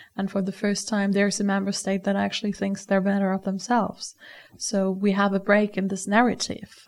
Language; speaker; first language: English; non-native, fluent; German